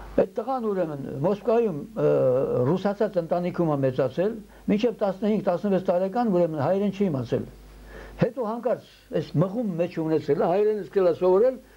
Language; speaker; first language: Armenian; early bilingual, heritage; Armenian